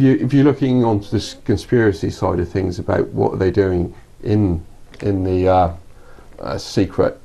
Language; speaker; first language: English; native; English